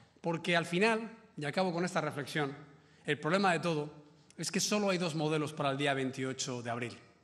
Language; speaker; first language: Spanish; native; Spanish